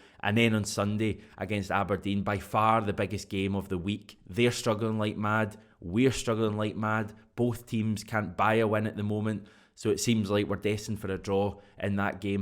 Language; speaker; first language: English; native; English